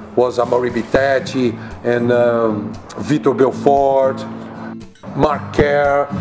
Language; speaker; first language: English; non-native, learner; Portuguese